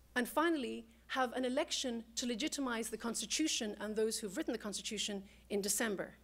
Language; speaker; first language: English; native; English